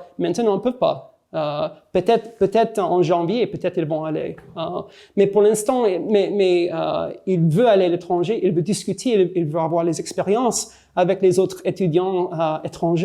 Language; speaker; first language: French; non-native, fluent; English